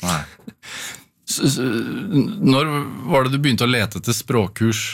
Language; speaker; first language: Norwegian; native; Norwegian